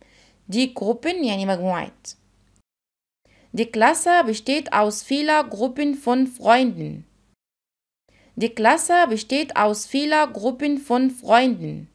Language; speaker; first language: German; non-native, fluent; Arabic